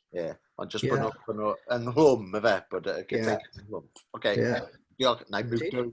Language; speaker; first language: Welsh; native; Welsh